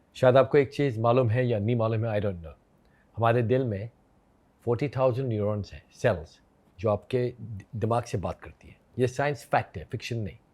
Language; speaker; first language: Hindi; non-native, fluent; English